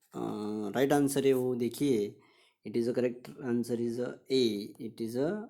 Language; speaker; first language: Hindi; non-native, local second language; Marathi